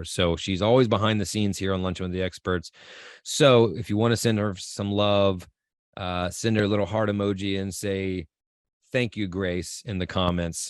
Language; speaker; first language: English; native; English